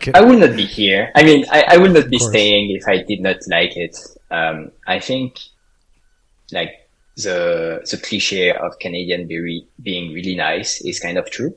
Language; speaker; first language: English; non-native, fluent; French